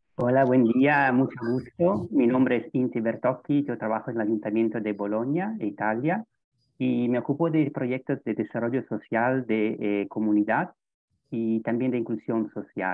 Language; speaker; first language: Spanish; non-native, fluent; Italian